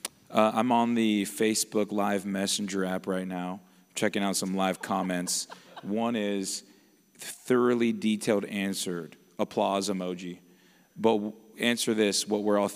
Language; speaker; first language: English; native; English